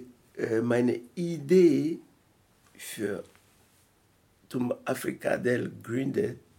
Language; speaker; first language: German; non-native, learner; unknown